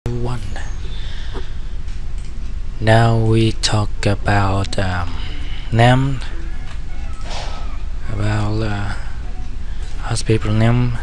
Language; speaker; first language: English; non-native, learner; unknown